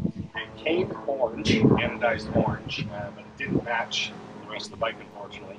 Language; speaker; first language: English; native; English